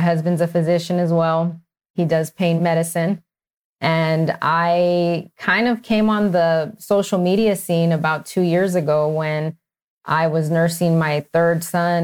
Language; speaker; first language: English; native; English